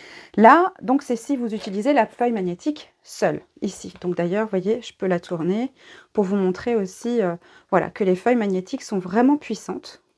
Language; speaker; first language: French; native; French